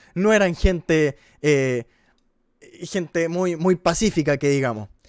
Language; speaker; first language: Spanish; native; Spanish